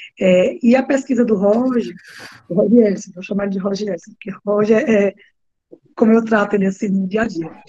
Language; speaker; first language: Portuguese; native; Portuguese